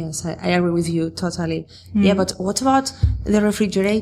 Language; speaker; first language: English; non-native, fluent; Spanish